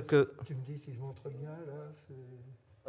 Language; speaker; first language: French; native; French